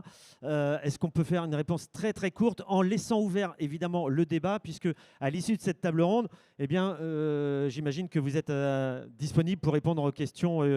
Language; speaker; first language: French; native; French